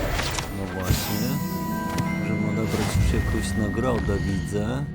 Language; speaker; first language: Polish; native; Polish